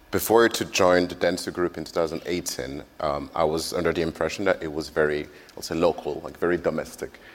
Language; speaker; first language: English; non-native, fluent; French